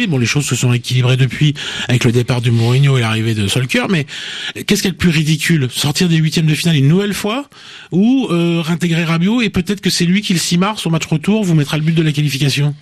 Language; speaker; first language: French; native; French